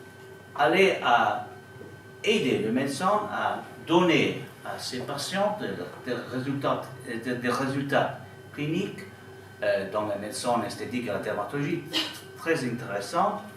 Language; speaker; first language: French; non-native, fluent; Italian